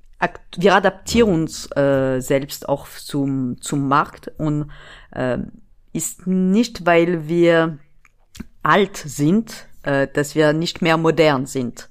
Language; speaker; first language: German; non-native, fluent; French